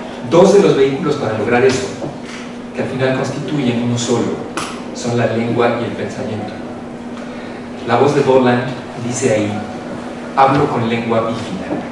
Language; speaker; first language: Spanish; native; Spanish